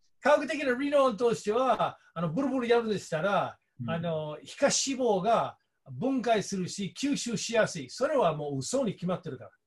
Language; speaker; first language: Japanese; non-native, fluent; English